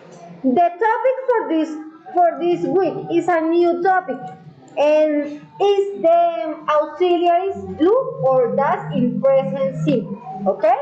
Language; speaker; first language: English; non-native, learner; Spanish